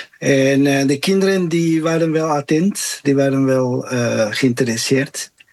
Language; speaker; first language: Dutch; non-native, fluent; Spanish